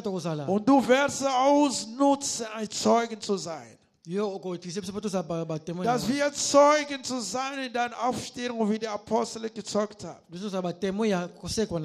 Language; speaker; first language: German; non-native, learner; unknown